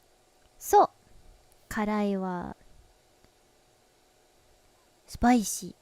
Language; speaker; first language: Japanese; non-native, learner; English